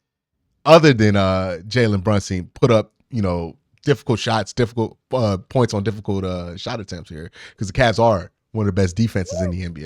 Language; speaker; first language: English; native; English